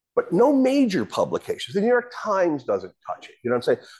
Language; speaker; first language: English; native; English